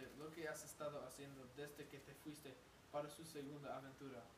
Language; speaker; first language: Spanish; non-native, learner; English